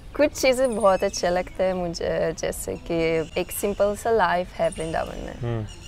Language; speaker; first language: Hindi; non-native, fluent; Russian